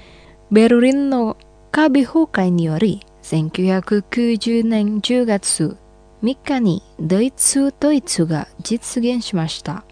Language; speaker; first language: Japanese; non-native, fluent; Indonesian